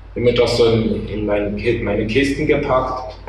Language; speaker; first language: German; native; German